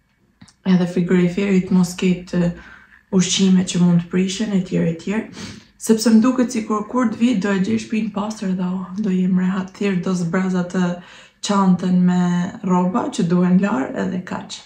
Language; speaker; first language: Albanian; native; Albanian